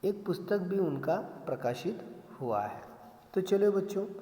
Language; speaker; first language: Hindi; non-native, local second language; Marathi